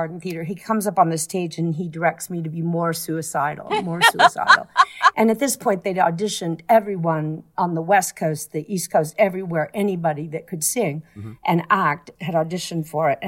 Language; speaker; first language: English; native; English